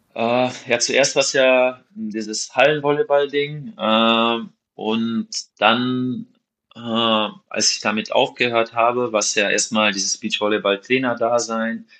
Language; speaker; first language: German; non-native, fluent; Slovenian